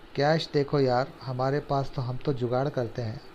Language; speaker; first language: Hindi; non-native, local second language; Urdu